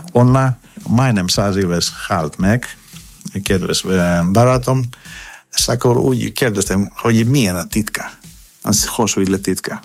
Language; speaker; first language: Hungarian; non-native, learner; Greek